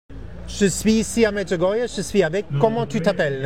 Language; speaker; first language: French; non-native, fluent; German